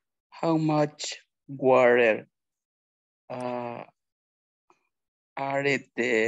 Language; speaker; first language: English; non-native, learner; Spanish